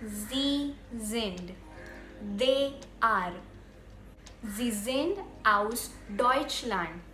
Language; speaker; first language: German; non-native, fluent; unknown